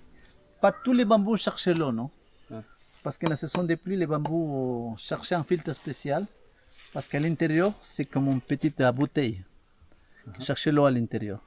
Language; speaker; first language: French; non-native, learner; Spanish